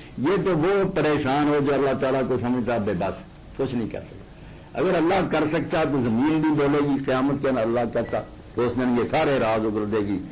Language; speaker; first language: Urdu; non-native, local second language; Punjabi